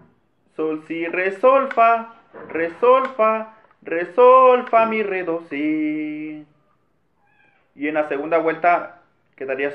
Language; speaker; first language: Spanish; native; Spanish